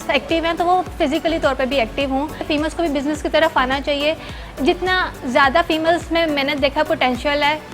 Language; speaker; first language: Urdu; native; Urdu